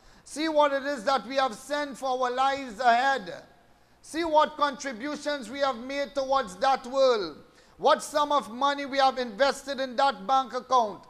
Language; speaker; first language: English; native; English